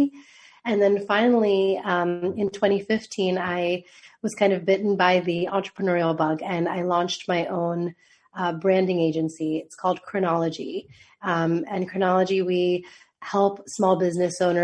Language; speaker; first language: English; native; English